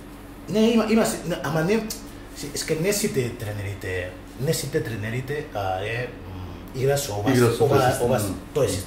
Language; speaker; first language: Macedonian; non-native, learner; Spanish